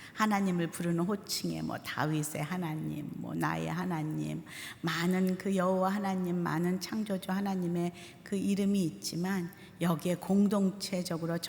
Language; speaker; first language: Korean; native; Korean